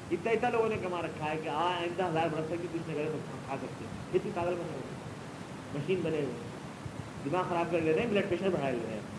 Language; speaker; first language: Urdu; native; Urdu